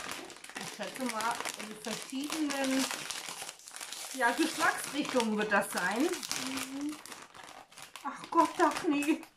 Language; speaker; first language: German; native; German